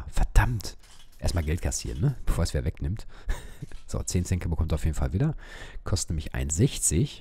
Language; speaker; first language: German; native; German